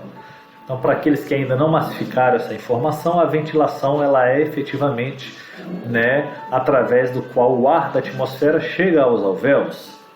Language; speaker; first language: Portuguese; native; Portuguese